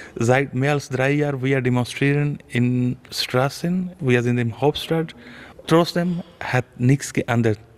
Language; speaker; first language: German; non-native, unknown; Urdu